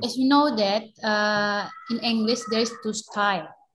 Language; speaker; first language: English; non-native, learner; Indonesian